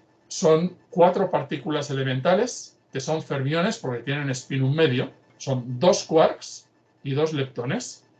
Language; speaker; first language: Spanish; native; Spanish